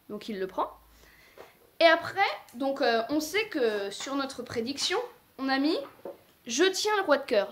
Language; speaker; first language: French; native; French